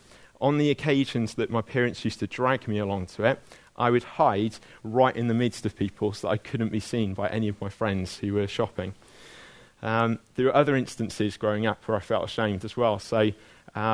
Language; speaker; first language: English; native; English